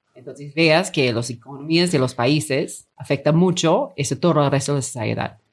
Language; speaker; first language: Spanish; non-native, fluent; English